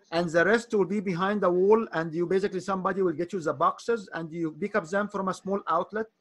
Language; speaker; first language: English; non-native, fluent; Arabic